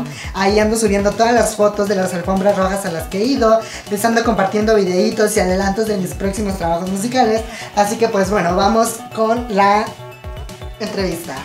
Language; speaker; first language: Spanish; native; Spanish